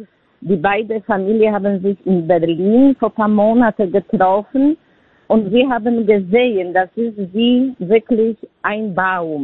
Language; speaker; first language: German; non-native, fluent; Polish